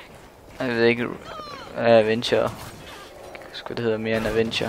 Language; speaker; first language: Danish; native; Danish